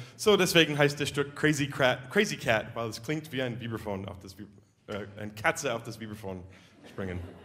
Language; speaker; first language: German; non-native, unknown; English